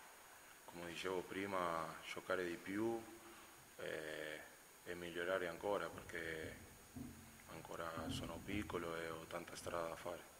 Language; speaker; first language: Italian; non-native, fluent; Spanish